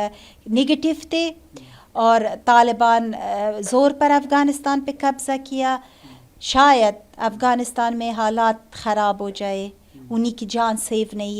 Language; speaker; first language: Hindi; non-native, learner; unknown